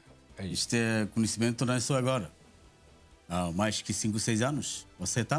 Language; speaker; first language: Portuguese; non-native, learner; Bangla